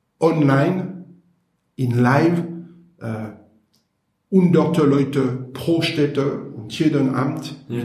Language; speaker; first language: German; non-native, learner; French